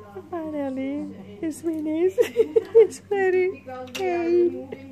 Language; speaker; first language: English; non-native, learner; Indonesian